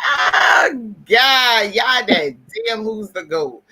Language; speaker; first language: English; native; English